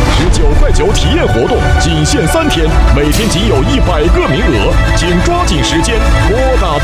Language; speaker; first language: Chinese; native; Chinese